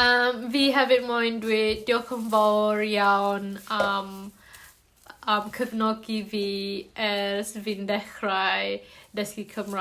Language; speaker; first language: Welsh; non-native, learner; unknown